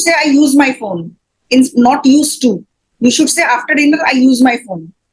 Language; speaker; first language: English; non-native, fluent; Hindi